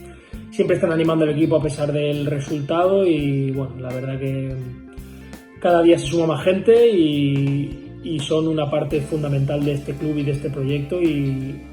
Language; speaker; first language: Spanish; native; Spanish